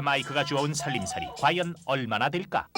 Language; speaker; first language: Korean; native; Korean